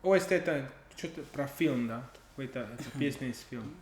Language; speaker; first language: Russian; non-native, learner; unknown